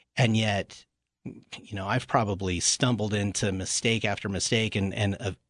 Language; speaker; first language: English; native; English